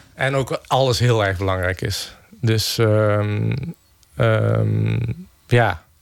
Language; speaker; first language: Dutch; native; Dutch